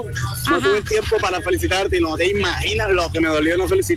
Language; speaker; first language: Spanish; native; Spanish